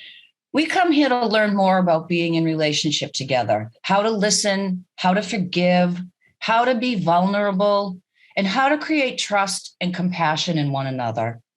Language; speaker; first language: English; native; English